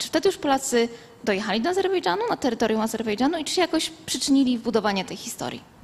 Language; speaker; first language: Polish; native; Polish